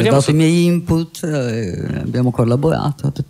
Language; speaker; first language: Italian; native; Italian